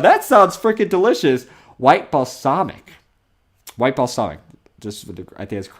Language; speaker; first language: English; native; English